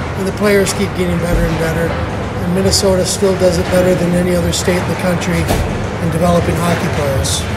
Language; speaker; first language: English; native; English